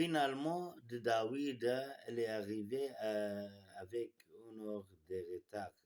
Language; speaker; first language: French; non-native, learner; Kurdish